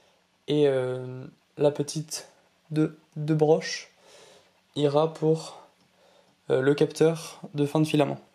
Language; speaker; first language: French; native; French